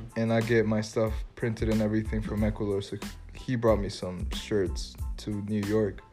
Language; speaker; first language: English; early bilingual, other home language; Spanish